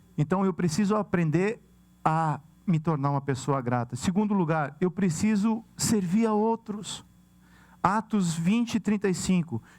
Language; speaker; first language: Portuguese; native; Portuguese